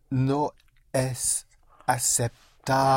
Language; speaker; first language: Spanish; non-native, learner; English